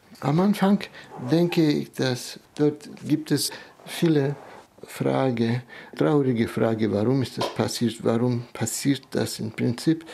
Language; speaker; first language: German; non-native, fluent; Russian